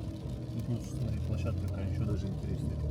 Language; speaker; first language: Russian; native; Russian